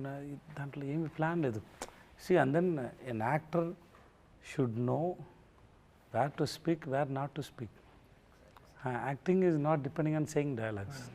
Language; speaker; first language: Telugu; non-native, learner; Tamil